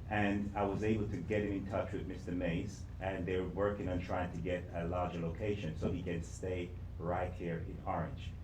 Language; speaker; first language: English; native; English